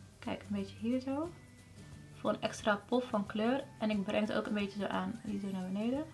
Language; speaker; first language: Dutch; early bilingual, other home language; Riffian